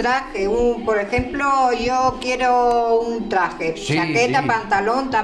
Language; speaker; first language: Spanish; native; Spanish